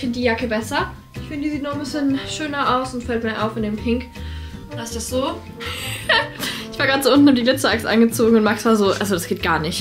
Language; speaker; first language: German; native; German